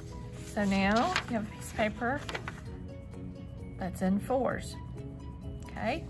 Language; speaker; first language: English; native; English